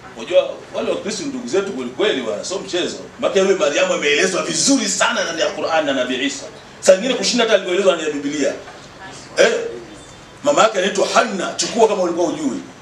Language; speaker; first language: Swahili; native; Swahili